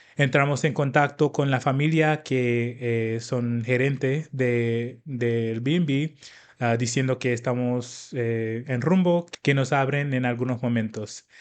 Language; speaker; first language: Spanish; non-native, fluent; English